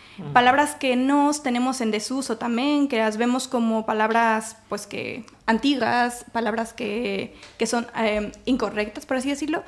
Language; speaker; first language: Galician; non-native, learner; Spanish